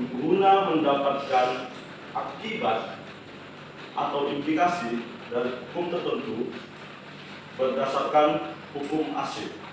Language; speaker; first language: Indonesian; native; Indonesian